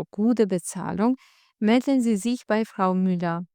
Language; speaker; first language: German; non-native, fluent; Albanian